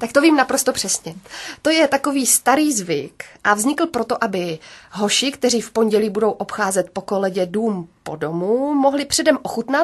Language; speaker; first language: Czech; native; Czech